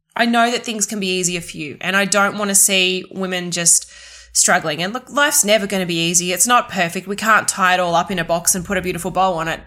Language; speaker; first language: English; native; English